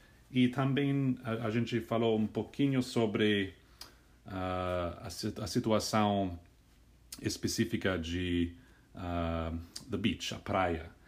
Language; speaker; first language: Portuguese; non-native, learner; English